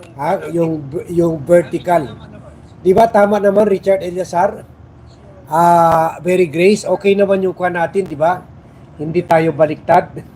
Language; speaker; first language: Filipino; non-native, local second language; Chavacano